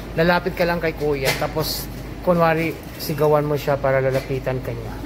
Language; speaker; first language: Filipino; non-native, local second language; Cebuano